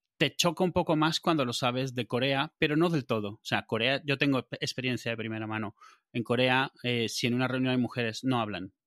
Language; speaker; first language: Spanish; native; Spanish